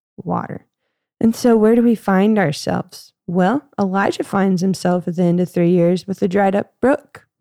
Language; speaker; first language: English; native; English